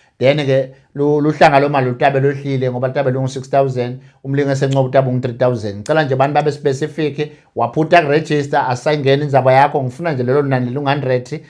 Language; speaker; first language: Zulu; native; Zulu